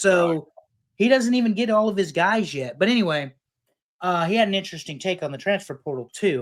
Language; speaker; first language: English; native; English